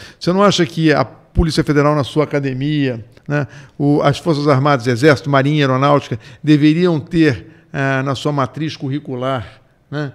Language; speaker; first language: Portuguese; native; Portuguese